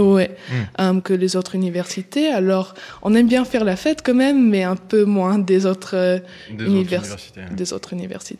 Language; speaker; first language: French; early bilingual, heritage; English